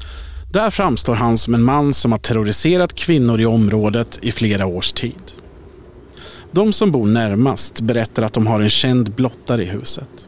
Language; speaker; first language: Swedish; native; Swedish